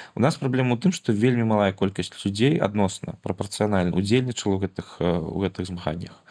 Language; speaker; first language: Belarusian; non-native, local second language; Russian